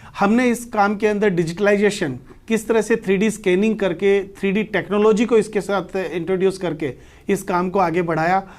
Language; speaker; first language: Hindi; native; Hindi